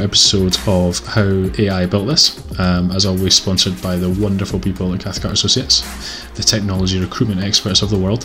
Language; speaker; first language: English; native; English